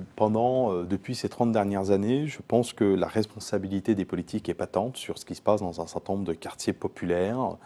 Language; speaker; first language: French; native; French